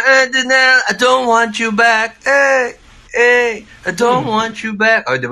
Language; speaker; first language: English; non-native, local second language; Filipino